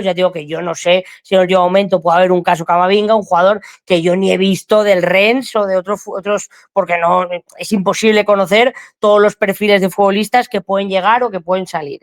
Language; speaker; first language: Spanish; native; Spanish